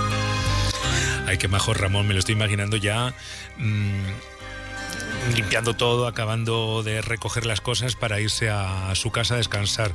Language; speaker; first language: Spanish; native; Spanish